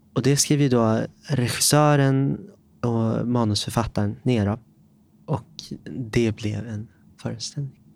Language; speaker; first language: Swedish; native; Swedish